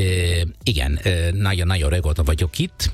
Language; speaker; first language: Hungarian; non-native, learner; Italian